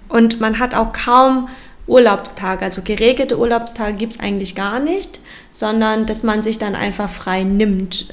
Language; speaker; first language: German; early bilingual, other home language; Vietnamese